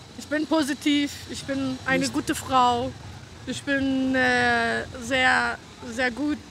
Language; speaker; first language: German; early bilingual, other home language; Albanian